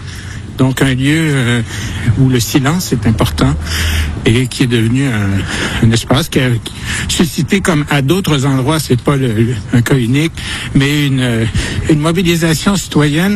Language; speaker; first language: French; native; French